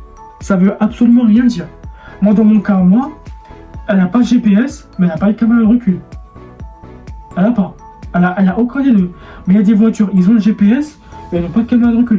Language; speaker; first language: French; native; French